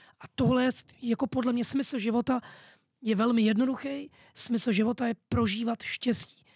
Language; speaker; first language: Czech; native; Czech